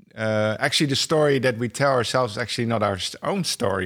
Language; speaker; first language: English; non-native, fluent; Dutch